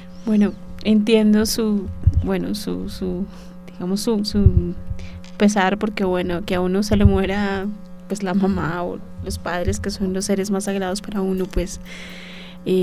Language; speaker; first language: Spanish; native; Spanish